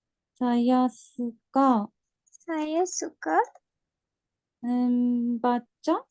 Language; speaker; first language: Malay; non-native, learner; Japanese